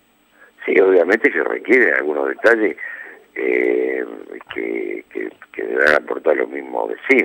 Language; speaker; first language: Spanish; native; Spanish